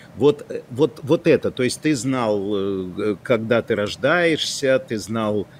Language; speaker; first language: Russian; non-native, local second language; Ukrainian